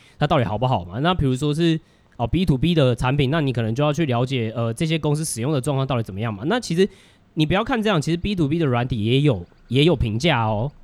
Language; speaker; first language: Chinese; native; Chinese